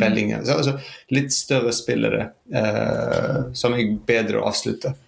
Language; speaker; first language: Norwegian; non-native, fluent; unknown